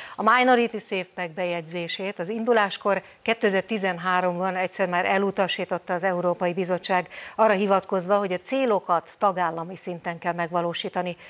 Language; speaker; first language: Hungarian; native; Hungarian